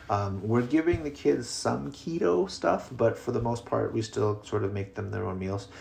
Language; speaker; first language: English; native; English